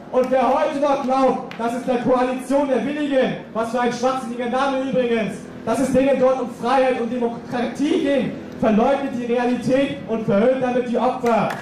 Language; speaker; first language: German; native; German